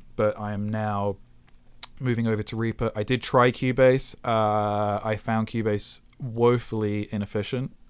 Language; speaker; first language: English; native; English